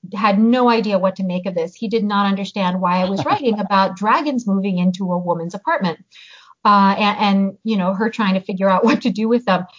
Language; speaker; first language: English; early bilingual, other home language; Hungarian